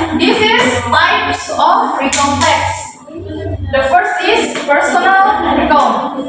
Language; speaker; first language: English; non-native, learner; Indonesian